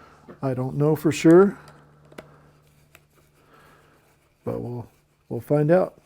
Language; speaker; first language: English; native; English